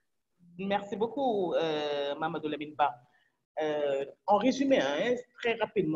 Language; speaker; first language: French; non-native, local second language; Wolof